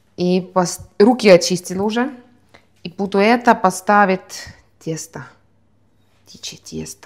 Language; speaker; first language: Russian; non-native, fluent; Estonian